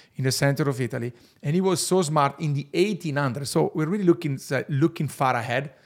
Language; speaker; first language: English; non-native, fluent; Italian